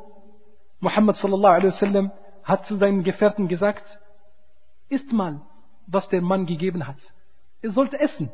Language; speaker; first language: German; non-native, fluent; Arabic